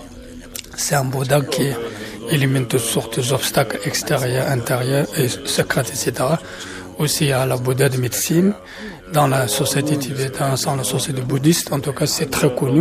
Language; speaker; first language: French; non-native, fluent; Tibetan